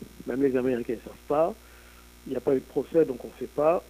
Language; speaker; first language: French; native; French